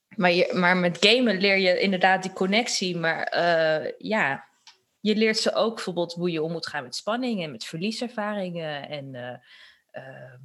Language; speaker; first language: Dutch; early bilingual, other home language; Turkish